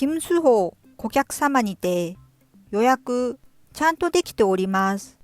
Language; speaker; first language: Japanese; non-native, fluent; Korean